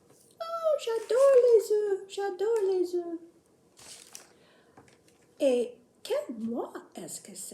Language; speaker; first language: French; non-native, fluent; English